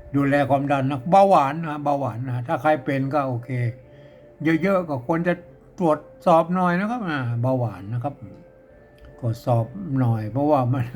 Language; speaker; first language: Thai; native; Thai